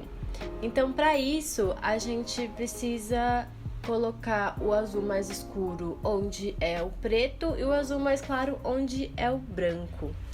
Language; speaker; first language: Portuguese; native; Portuguese